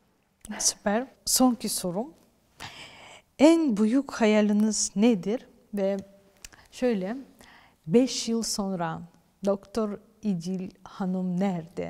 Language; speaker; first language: Turkish; non-native, fluent; Ukrainian